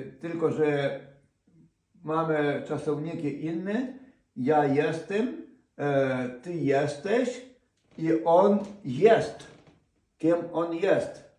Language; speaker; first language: Polish; non-native, fluent; Ukrainian